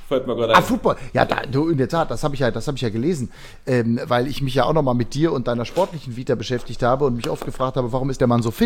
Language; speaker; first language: German; native; German